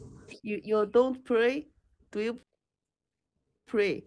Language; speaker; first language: English; non-native, learner; Chinese